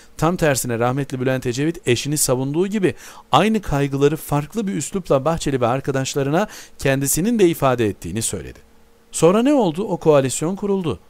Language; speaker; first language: Turkish; native; Turkish